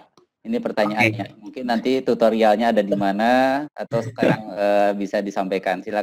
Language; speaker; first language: Indonesian; native; Indonesian